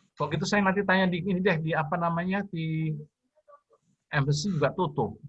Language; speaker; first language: Indonesian; native; Indonesian